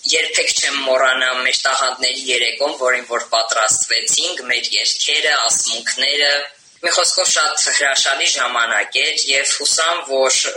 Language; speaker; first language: Armenian; early bilingual, heritage; Armenian